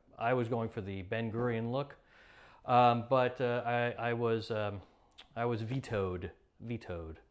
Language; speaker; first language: English; native; English